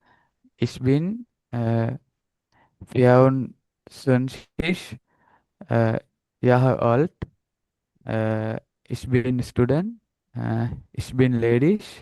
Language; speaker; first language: German; non-native, learner; Sinhala